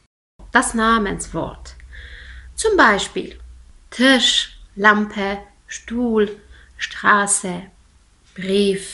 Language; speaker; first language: German; non-native, fluent; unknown